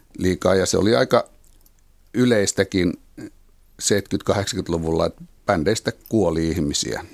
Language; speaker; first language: Finnish; native; Finnish